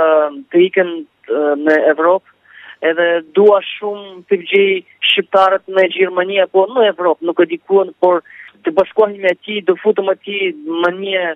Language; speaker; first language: Albanian; early bilingual, heritage; Albanian